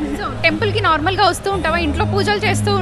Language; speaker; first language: Telugu; native; Telugu